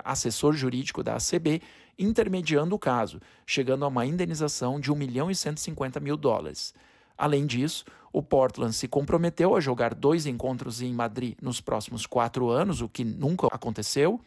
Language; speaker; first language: Portuguese; native; Portuguese